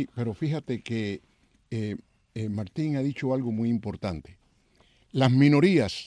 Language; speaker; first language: Spanish; native; Spanish